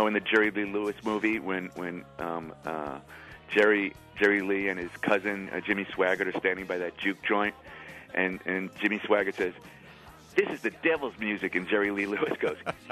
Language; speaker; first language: English; native; English